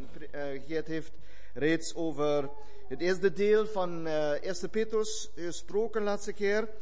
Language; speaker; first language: Dutch; non-native, fluent; German